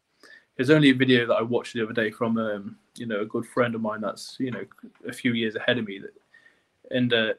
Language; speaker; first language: English; native; English